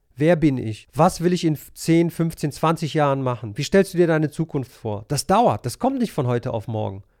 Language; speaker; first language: German; early bilingual, other home language; Polish